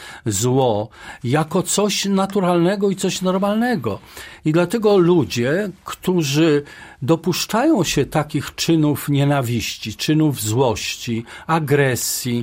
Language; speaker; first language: Polish; native; Polish